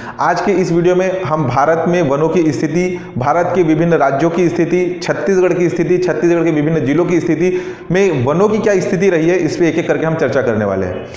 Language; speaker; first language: Hindi; native; Hindi